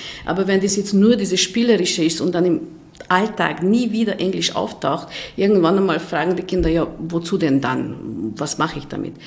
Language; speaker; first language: German; non-native, fluent; Hungarian